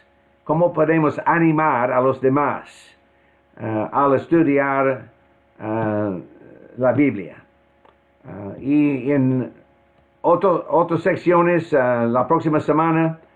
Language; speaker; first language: Spanish; non-native, fluent; English